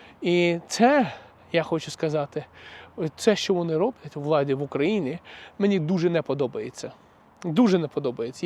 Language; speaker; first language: Ukrainian; non-native, local second language; Russian